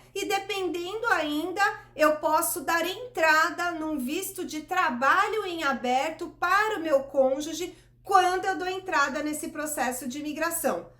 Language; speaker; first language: Portuguese; native; Portuguese